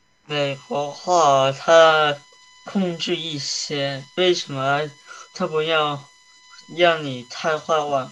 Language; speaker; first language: Chinese; early bilingual, heritage; Chinese